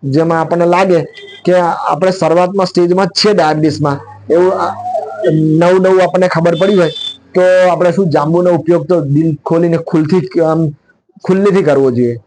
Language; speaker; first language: Gujarati; native; Gujarati